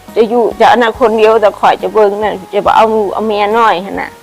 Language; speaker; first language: Lao; non-native, learner; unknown